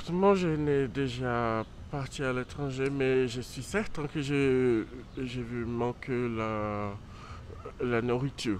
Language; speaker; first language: French; non-native, learner; Portuguese